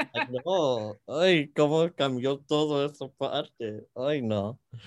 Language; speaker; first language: Spanish; early bilingual, heritage; Spanish